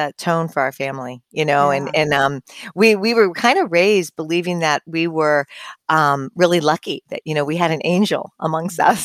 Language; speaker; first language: English; native; English